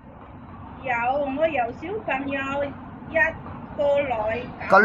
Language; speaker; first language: Cantonese; non-native, learner; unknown